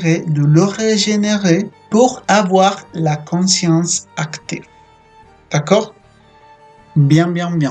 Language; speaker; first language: French; non-native, fluent; Spanish